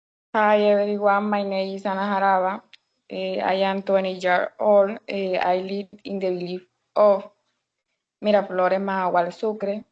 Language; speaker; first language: English; non-native, learner; Spanish